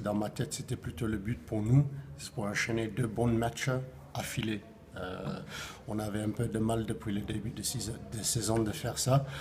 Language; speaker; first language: French; non-native, fluent; English